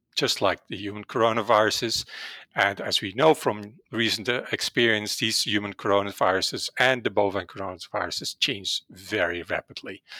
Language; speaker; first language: English; non-native, fluent; Dutch